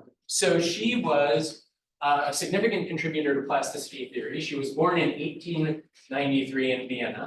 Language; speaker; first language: English; native; English